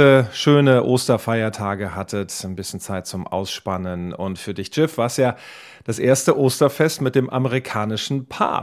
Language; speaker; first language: German; native; German